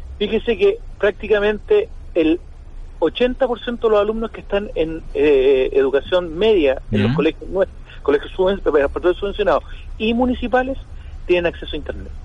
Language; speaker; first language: Spanish; native; Spanish